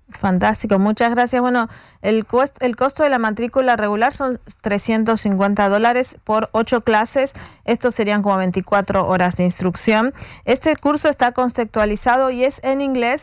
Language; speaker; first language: Spanish; native; Spanish